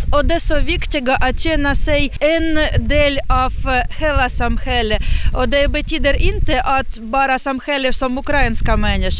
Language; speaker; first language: Swedish; non-native, learner; Ukrainian